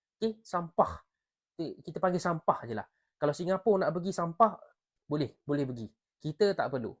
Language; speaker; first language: Malay; native; Malay